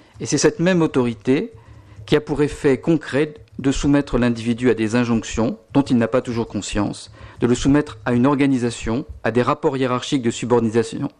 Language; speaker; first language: French; native; French